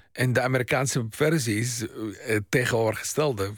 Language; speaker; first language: Dutch; non-native, fluent; Arabic